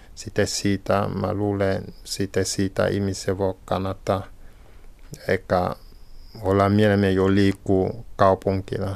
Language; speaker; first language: Finnish; non-native, learner; French